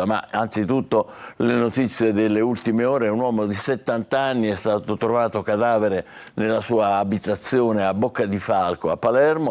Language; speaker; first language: Italian; native; Italian